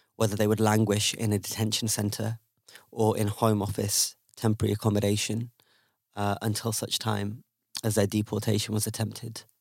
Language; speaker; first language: English; native; English